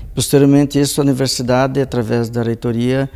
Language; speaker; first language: Portuguese; native; Portuguese